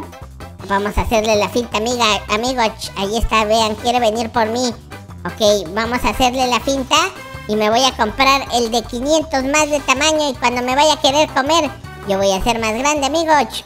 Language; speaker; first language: Spanish; native; Spanish